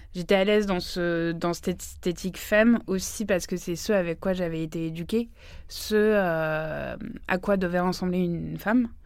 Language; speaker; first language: French; native; French